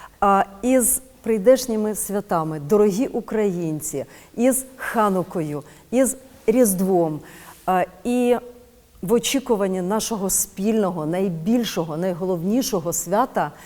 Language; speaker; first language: Ukrainian; native; Ukrainian